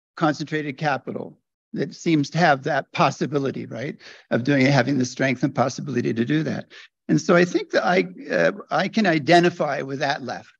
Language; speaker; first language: English; native; English